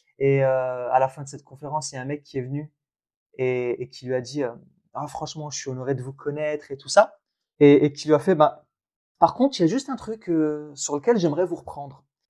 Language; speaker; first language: French; early bilingual, other home language; Arabic